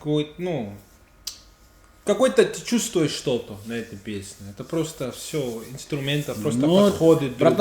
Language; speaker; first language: Russian; non-native, learner; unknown